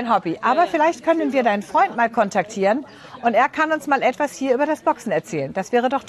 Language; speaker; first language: German; native; German